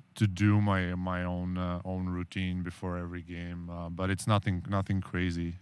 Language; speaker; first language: English; non-native, learner; Czech